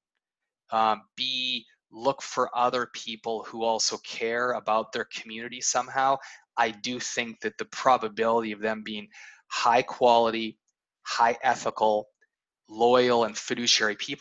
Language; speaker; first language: English; native; English